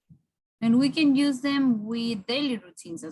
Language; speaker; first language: English; non-native, fluent; Spanish